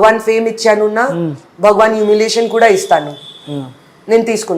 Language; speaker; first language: Telugu; non-native, fluent; Hindi